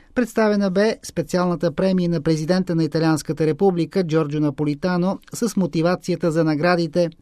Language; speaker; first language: Bulgarian; native; Bulgarian